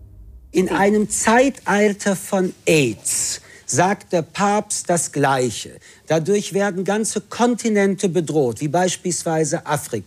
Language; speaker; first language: German; native; German